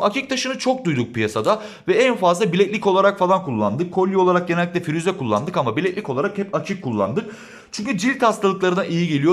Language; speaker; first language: Turkish; native; Turkish